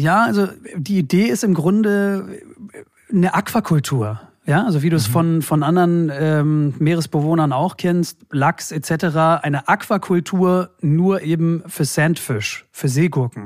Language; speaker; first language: German; native; German